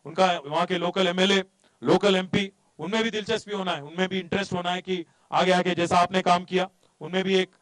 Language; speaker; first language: Hindi; non-native, local second language; Telugu